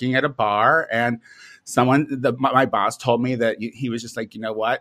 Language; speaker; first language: English; native; English